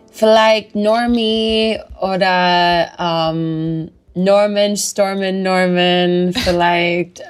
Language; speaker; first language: German; non-native, learner; English